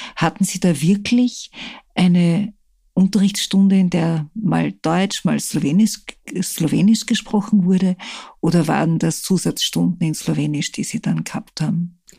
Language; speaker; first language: German; native; German